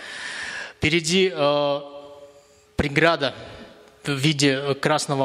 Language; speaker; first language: Russian; native; Russian